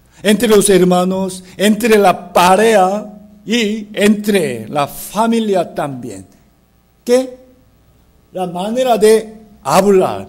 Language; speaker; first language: Spanish; non-native, fluent; Korean